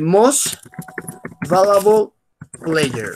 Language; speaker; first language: English; non-native, fluent; Spanish